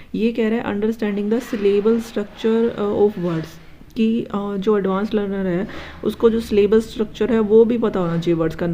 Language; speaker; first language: Hindi; native; Hindi